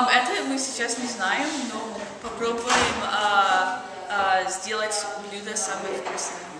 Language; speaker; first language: Russian; non-native, learner; English